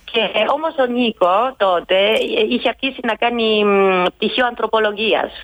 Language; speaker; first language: Greek; non-native, fluent; Italian